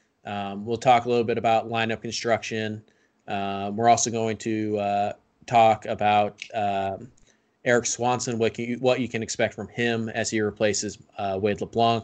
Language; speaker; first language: English; native; English